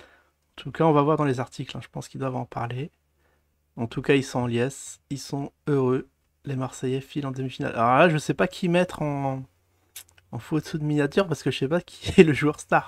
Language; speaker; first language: French; native; French